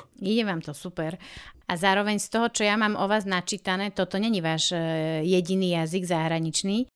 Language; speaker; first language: Slovak; native; Slovak